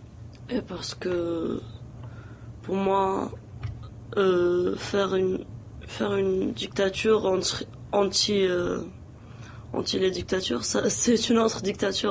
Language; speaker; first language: French; non-native, local second language; Arabic